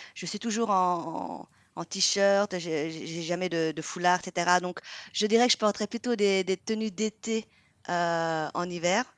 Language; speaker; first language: French; non-native, fluent; Vietnamese